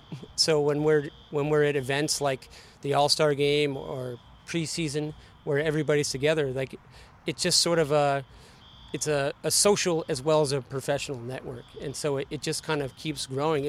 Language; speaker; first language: English; native; English